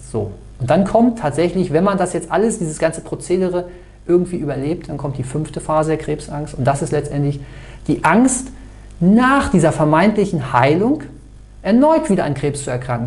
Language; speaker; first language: German; native; German